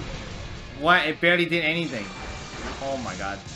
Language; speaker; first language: English; native; English